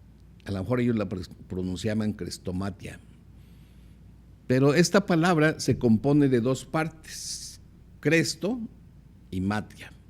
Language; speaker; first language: Spanish; native; Spanish